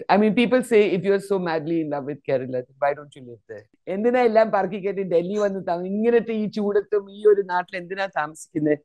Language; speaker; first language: English; non-native, local second language; Malayalam